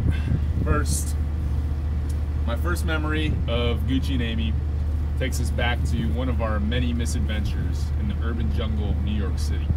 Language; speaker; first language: English; native; English